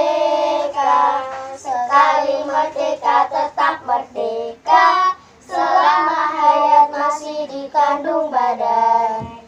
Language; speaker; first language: Indonesian; native; Indonesian